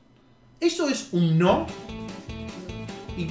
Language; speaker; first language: Spanish; native; Spanish